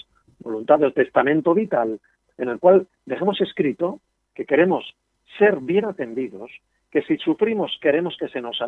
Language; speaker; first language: Spanish; native; Spanish